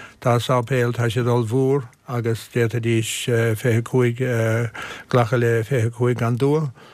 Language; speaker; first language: Irish; native; Irish